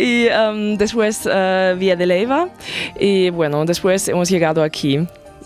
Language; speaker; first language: Spanish; non-native, fluent; German